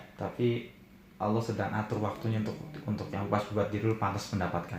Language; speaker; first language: Indonesian; native; Indonesian